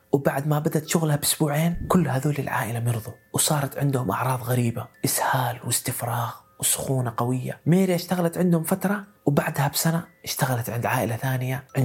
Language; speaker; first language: Arabic; native; Arabic